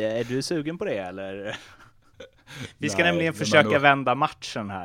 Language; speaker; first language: Swedish; native; Swedish